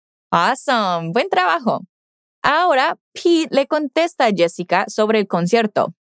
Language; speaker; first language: Spanish; non-native, fluent; English